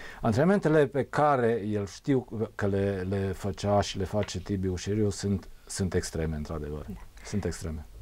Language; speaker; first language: Romanian; native; Romanian